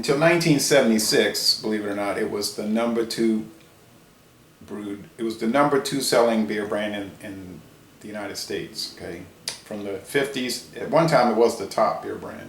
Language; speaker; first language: English; native; English